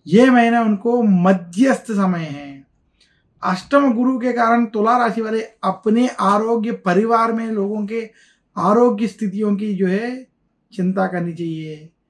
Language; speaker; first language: Hindi; non-native, local second language; Telugu